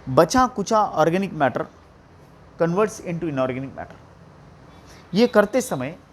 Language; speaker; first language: Hindi; non-native, local second language; Marathi